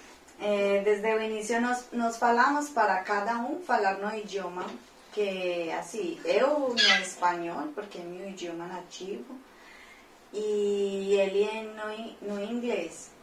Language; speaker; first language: Portuguese; non-native, fluent; Spanish